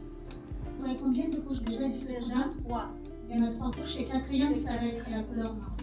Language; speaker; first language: French; non-native, fluent; Kazakh